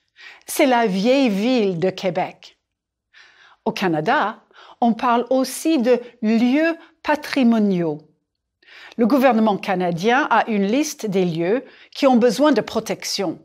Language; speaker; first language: French; non-native, fluent; English